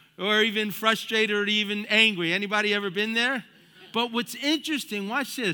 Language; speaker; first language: English; native; English